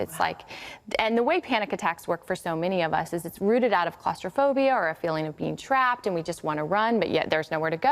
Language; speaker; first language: English; native; English